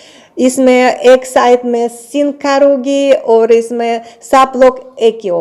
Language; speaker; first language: Hindi; non-native, learner; Russian